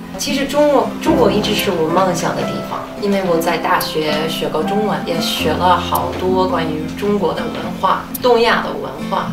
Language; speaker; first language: Chinese; non-native, fluent; English